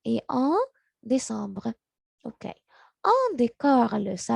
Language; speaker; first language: French; non-native, learner; Arabic